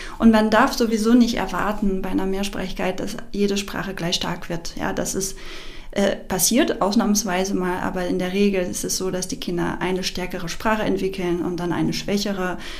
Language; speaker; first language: German; non-native, fluent; French